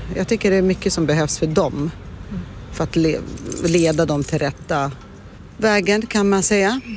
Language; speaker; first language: Swedish; non-native, fluent; Arabic